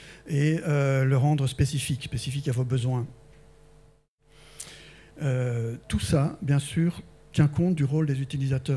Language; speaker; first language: French; native; French